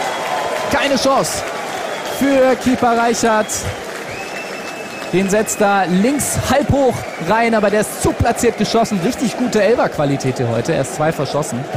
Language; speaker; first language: German; native; German